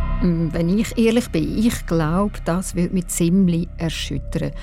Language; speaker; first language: German; native; German